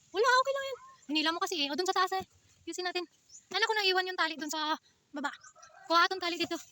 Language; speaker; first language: Filipino; non-native, local second language; Hiligaynon